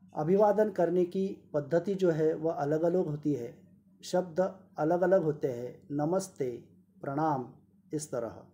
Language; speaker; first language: Hindi; non-native, local second language; Marathi